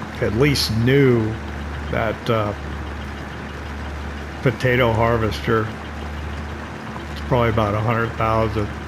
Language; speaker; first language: English; native; English